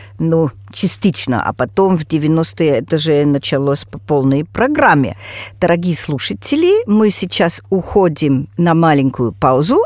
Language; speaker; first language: Russian; non-native, fluent; German